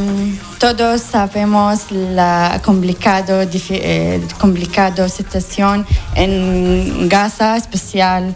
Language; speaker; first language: Spanish; non-native, learner; Arabic